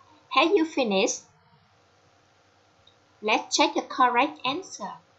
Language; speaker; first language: English; non-native, fluent; Vietnamese